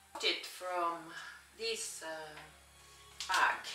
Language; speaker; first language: English; non-native, learner; Norwegian